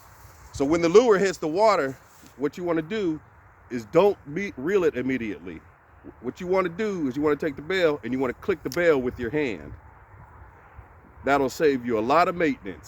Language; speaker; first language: English; native; English